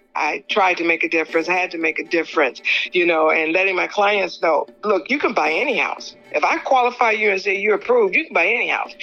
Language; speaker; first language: English; native; English